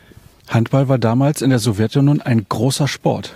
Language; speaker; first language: German; native; German